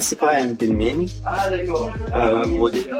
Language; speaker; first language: Russian; non-native, learner; French